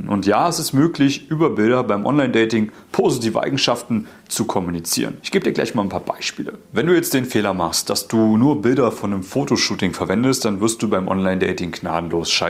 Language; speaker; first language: German; native; German